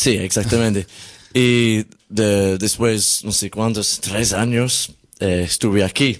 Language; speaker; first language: Spanish; non-native, learner; English